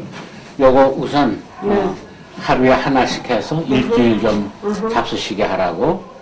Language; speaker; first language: Korean; native; Korean